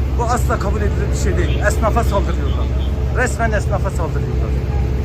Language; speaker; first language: Turkish; non-native, local second language; Kurdish